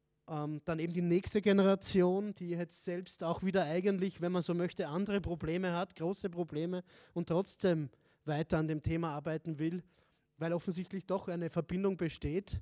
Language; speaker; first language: German; native; German